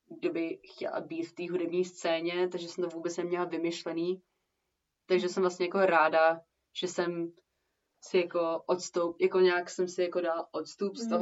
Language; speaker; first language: Czech; early bilingual, heritage; Czech